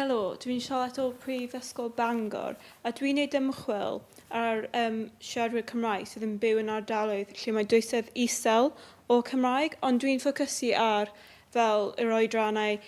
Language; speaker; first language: Welsh; non-native, local second language; English